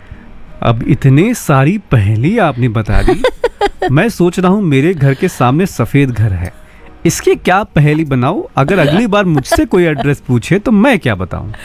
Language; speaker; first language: Hindi; native; Hindi